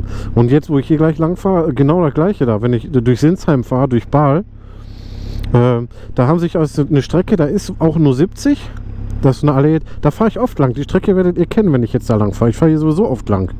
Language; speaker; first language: German; native; German